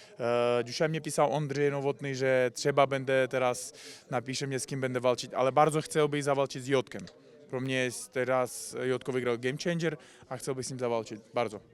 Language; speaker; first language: Polish; non-native, learner; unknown